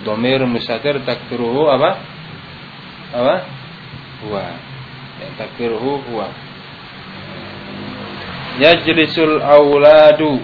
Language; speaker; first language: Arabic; non-native, fluent; Indonesian